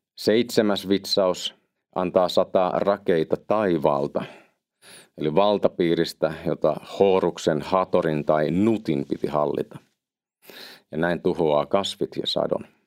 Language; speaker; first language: Finnish; native; Finnish